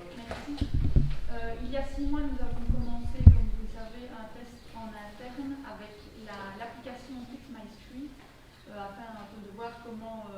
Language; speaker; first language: French; native; French